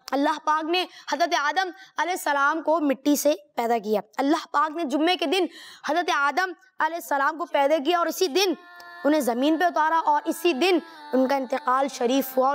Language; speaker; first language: Urdu; native; Urdu